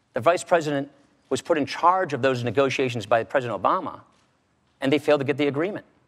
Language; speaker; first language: English; native; English